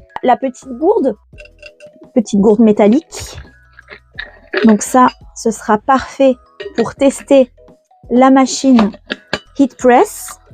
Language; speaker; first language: French; native; French